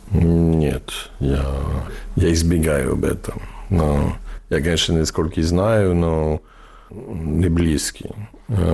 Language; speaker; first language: Russian; non-native, fluent; English